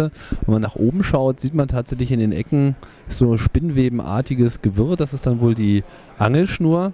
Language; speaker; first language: German; native; German